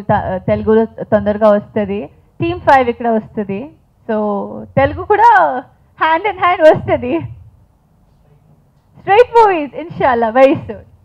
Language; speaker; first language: Telugu; non-native, fluent; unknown